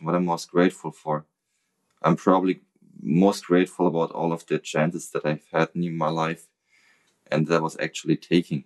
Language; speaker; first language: English; non-native, fluent; German